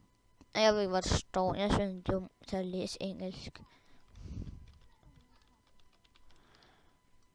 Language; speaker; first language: Danish; early bilingual, other home language; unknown